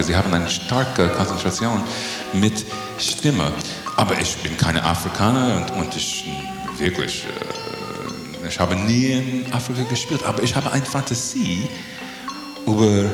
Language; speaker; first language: German; non-native, learner; English